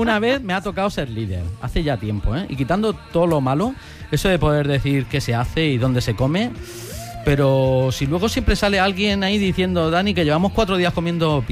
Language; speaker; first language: Spanish; native; Spanish